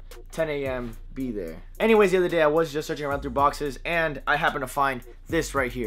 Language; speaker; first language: English; native; English